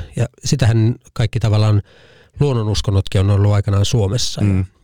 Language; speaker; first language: Finnish; native; Finnish